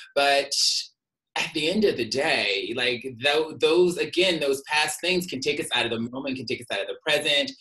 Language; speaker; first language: English; native; English